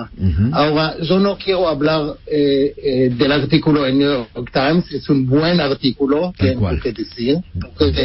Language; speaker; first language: Spanish; non-native, fluent; Hebrew